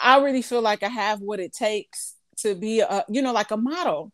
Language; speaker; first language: English; native; English